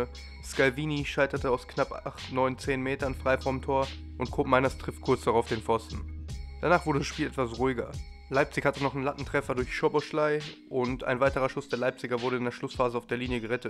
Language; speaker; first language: German; native; German